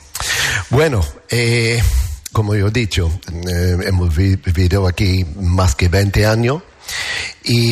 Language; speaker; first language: Spanish; non-native, learner; English